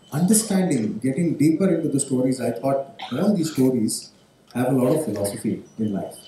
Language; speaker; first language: English; non-native, local second language; Marathi